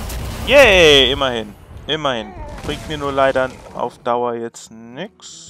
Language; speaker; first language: German; native; German